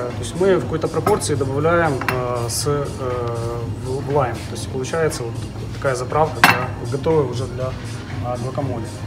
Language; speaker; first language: Russian; native; Russian